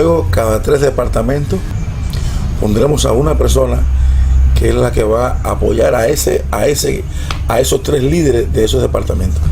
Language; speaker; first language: Spanish; native; Spanish